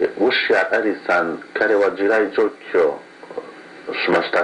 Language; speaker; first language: Japanese; non-native, learner; Kurdish